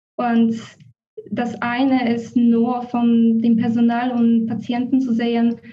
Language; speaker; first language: German; non-native, fluent; Polish